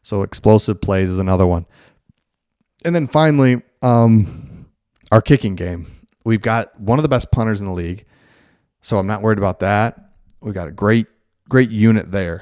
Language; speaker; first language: English; native; English